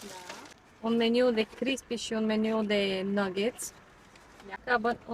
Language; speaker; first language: Romanian; non-native, fluent; Bulgarian